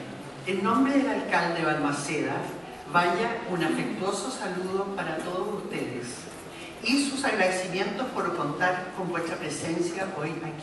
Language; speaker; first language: Spanish; native; Spanish